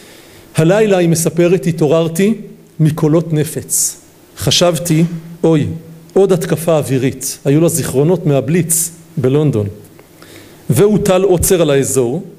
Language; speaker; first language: Hebrew; native; Hebrew